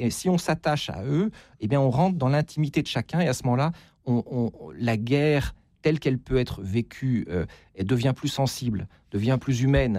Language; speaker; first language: French; native; French